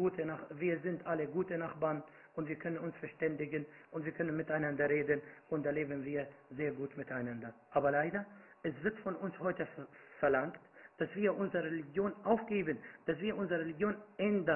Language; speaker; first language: German; non-native, fluent; Arabic